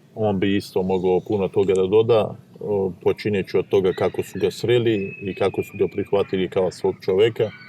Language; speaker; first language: Serbian; non-native, fluent; Ossetic